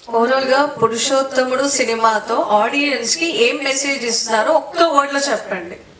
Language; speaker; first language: Telugu; native; Telugu